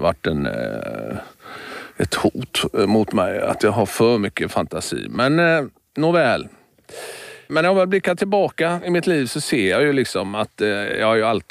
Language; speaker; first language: Swedish; native; Swedish